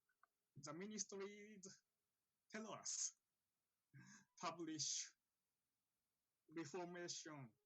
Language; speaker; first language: English; non-native, fluent; Japanese